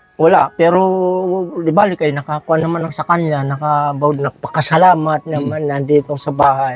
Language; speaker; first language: Filipino; non-native, local second language; Waray